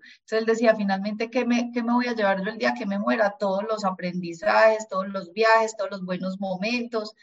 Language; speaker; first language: Spanish; early bilingual, other home language; German